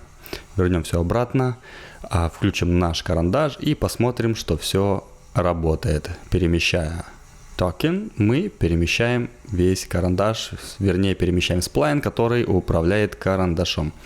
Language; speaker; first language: Russian; native; Russian